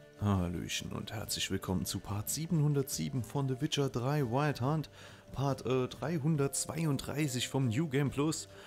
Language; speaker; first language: German; native; German